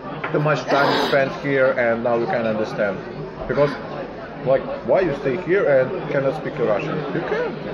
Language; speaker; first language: English; non-native, learner; Russian